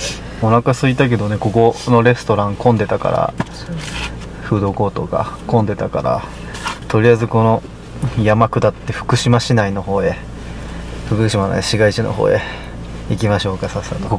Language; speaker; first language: Japanese; native; Japanese